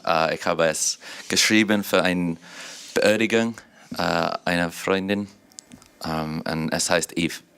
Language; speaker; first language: German; non-native, learner; English